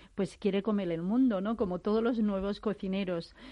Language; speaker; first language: Spanish; non-native, fluent; Chinese